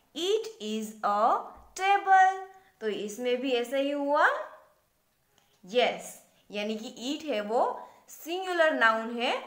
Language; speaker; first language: Hindi; non-native, local second language; Gujarati